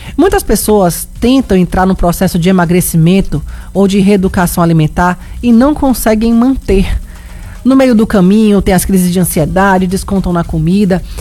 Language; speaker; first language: Portuguese; native; Portuguese